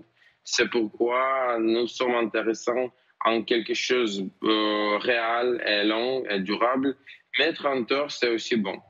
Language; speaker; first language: French; non-native, learner; Ukrainian